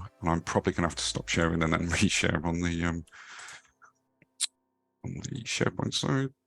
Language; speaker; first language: English; native; English